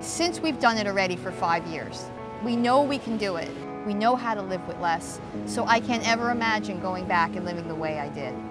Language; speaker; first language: English; native; English